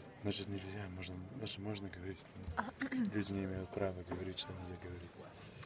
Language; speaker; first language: Russian; non-native, fluent; English